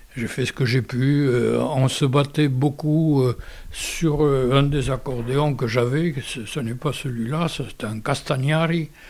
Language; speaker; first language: French; non-native, local second language; Occitan